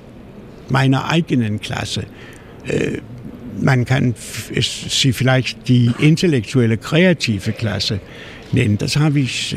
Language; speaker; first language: German; non-native, fluent; Danish